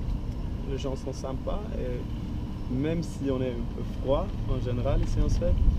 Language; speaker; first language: French; non-native, learner; Swedish